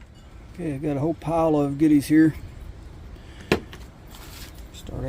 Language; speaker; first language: English; native; English